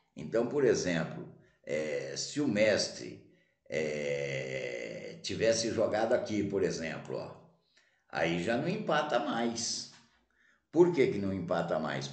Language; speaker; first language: Portuguese; native; Portuguese